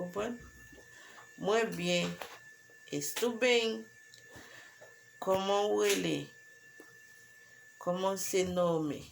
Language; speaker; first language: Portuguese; non-native, learner; Haitian Creole